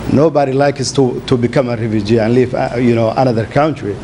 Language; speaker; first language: English; non-native, fluent; Somali